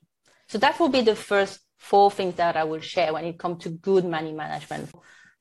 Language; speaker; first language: English; non-native, fluent; French